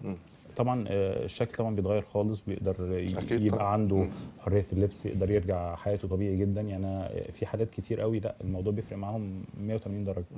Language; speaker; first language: Arabic; native; Arabic